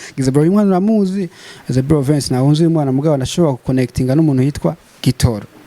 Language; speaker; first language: Rundi; early bilingual, heritage; Rundi